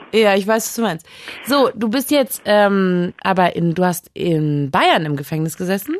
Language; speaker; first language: German; native; German